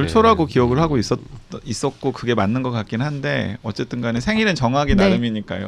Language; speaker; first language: Korean; native; Korean